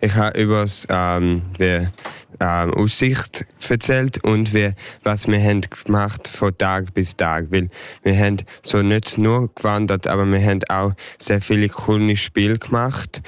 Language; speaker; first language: German; early bilingual, heritage; German